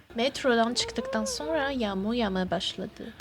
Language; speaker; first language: Turkish; non-native, fluent; Chinese